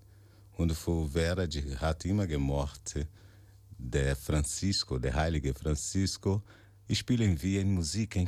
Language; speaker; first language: German; non-native, fluent; Portuguese